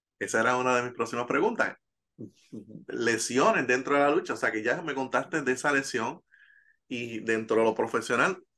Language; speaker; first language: Spanish; native; Spanish